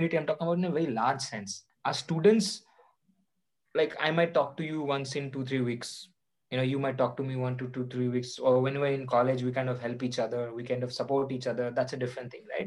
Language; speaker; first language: English; non-native, local second language; Odia